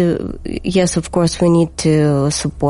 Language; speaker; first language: English; non-native, learner; Ukrainian